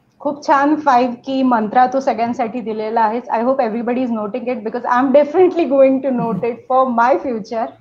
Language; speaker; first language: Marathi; native; Marathi